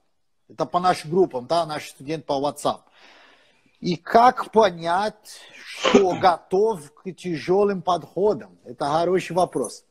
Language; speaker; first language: Russian; non-native, fluent; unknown